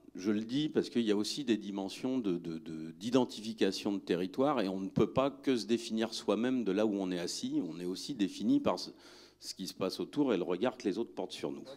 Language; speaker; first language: French; native; French